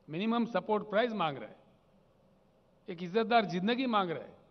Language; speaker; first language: Hindi; non-native, local second language; Telugu